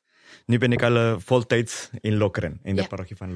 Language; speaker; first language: Dutch; non-native, fluent; Spanish